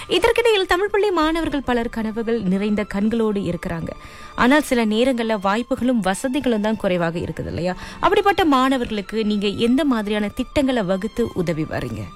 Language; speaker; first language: Tamil; native; Tamil